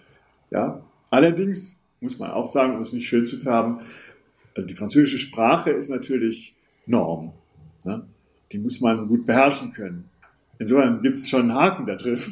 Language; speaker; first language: German; native; German